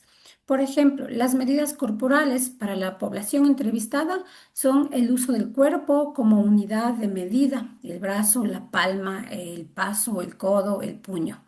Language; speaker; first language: Spanish; native; Spanish